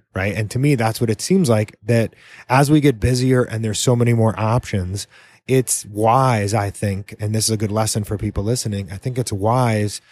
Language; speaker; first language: English; native; English